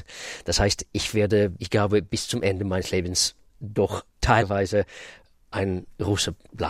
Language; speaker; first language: German; non-native, fluent; Russian